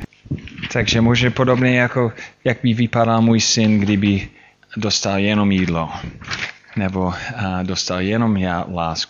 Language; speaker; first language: Czech; non-native, fluent; English